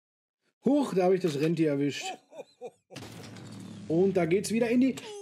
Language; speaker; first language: German; native; German